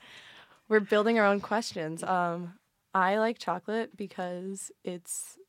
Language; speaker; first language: English; native; English